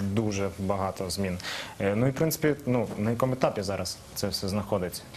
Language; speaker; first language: Ukrainian; native; Ukrainian